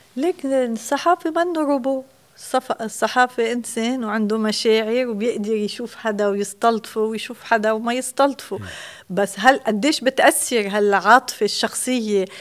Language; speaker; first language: Arabic; native; Arabic